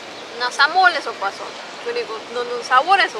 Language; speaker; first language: Korean; non-native, learner; Spanish